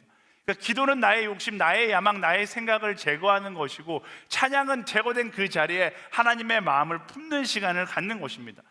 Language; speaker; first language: Korean; native; Korean